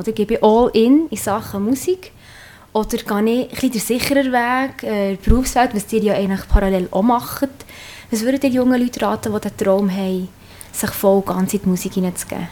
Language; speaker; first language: German; native; German